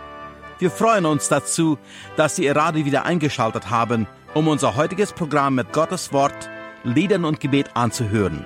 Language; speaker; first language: German; early bilingual, heritage; German